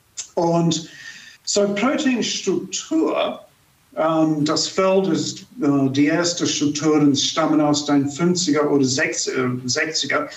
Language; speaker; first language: German; non-native, fluent; English